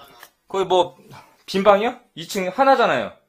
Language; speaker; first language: Korean; native; Korean